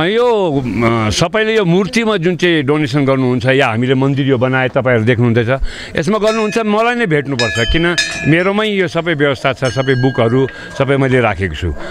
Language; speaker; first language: Nepali; native; Nepali